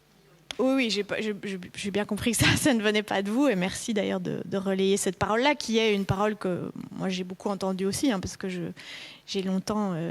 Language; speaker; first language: French; native; French